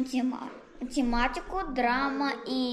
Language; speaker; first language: Russian; early bilingual, heritage; Russian